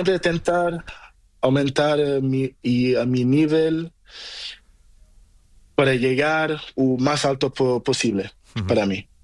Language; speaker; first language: Spanish; non-native, learner; Portuguese